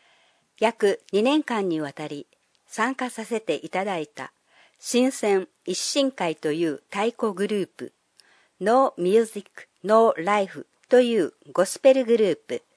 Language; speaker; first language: Japanese; non-native, fluent; English